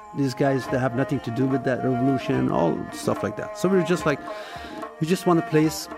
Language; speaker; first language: English; non-native, fluent; Persian